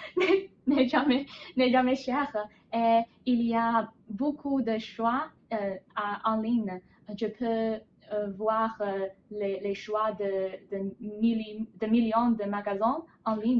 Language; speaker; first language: French; non-native, learner; Chinese